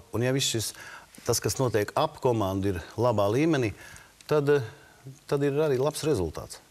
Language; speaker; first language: Latvian; native; Latvian